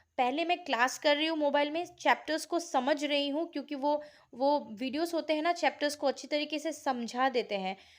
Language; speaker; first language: Hindi; non-native, local second language; Assamese